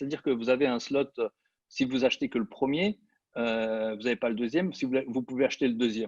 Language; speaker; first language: French; native; French